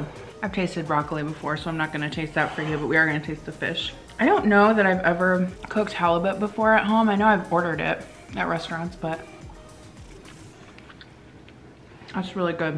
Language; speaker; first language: English; native; English